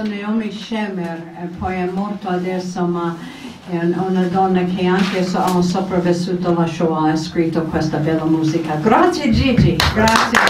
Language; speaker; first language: Italian; non-native, fluent; English